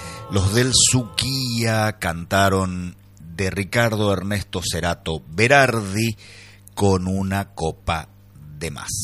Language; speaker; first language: Spanish; native; Spanish